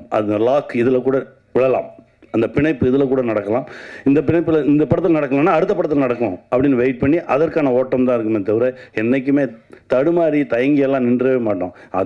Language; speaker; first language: Tamil; native; Tamil